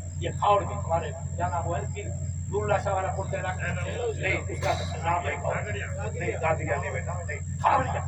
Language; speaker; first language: Urdu; non-native, local second language; Marwari